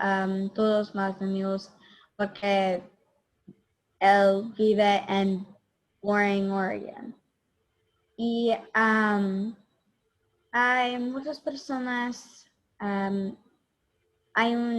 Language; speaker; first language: Spanish; non-native, learner; English